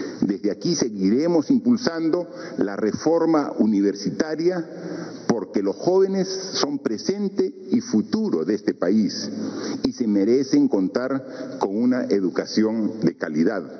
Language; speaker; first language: Spanish; native; Spanish